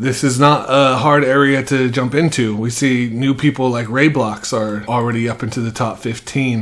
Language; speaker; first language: English; native; English